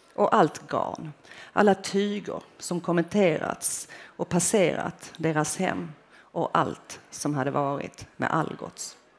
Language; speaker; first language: Swedish; early bilingual, other home language; Finnish